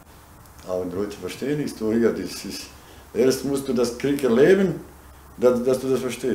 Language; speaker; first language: German; non-native, learner; Bosnian